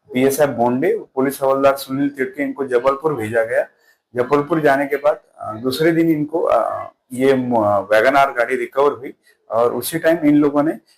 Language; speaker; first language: Hindi; non-native, local second language; Marathi